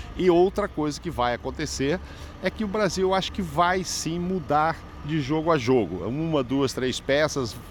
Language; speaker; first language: Portuguese; native; Portuguese